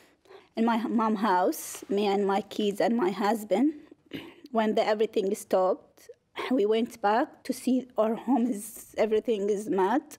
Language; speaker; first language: English; non-native, learner; Arabic